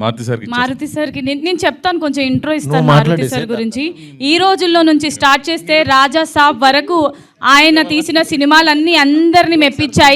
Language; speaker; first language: Telugu; native; Telugu